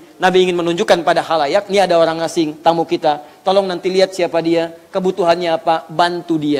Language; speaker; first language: Indonesian; native; Indonesian